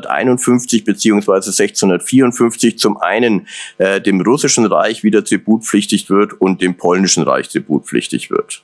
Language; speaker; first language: German; native; German